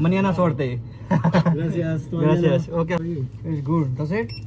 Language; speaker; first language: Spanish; non-native, learner; Gujarati